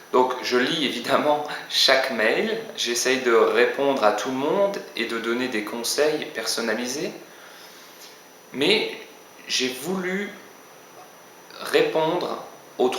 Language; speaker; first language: French; native; French